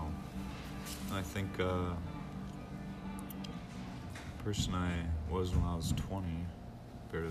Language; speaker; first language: English; native; English